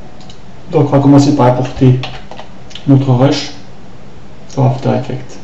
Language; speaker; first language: French; native; French